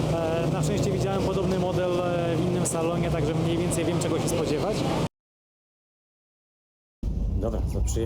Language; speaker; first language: Polish; native; Polish